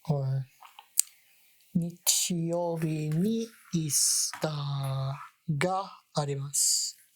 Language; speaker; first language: Japanese; non-native, learner; English